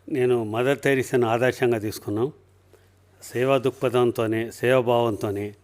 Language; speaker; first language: Telugu; native; Telugu